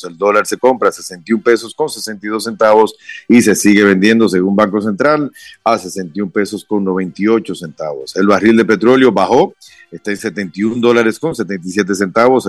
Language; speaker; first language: Spanish; native; Spanish